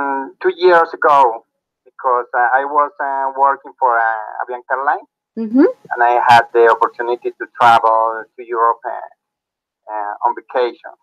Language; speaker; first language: English; non-native, learner; Spanish